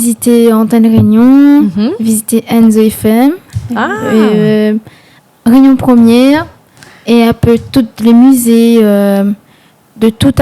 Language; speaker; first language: French; non-native, local second language; Réunion Creole French